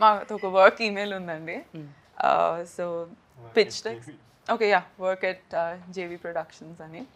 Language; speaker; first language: Telugu; native; Telugu